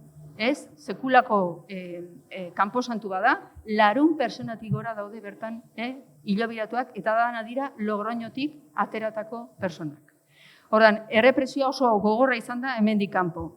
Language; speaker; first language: Basque; native; Basque